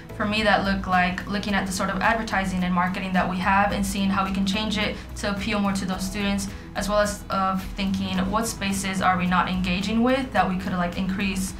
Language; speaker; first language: English; native; English